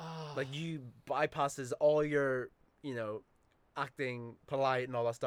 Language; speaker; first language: English; native; English